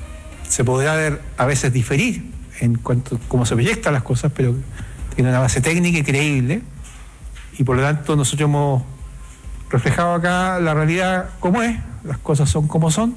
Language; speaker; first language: Spanish; native; Spanish